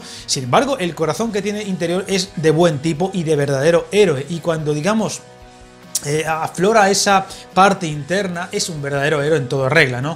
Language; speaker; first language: Spanish; native; Spanish